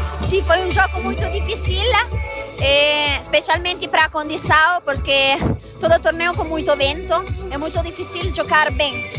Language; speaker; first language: Portuguese; non-native, learner; Italian